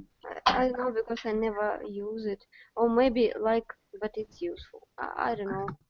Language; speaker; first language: English; non-native, learner; Russian